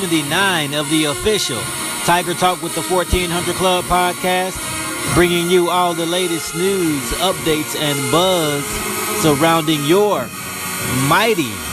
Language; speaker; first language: English; native; English